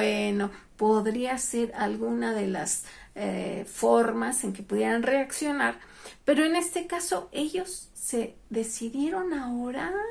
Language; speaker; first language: Spanish; native; Spanish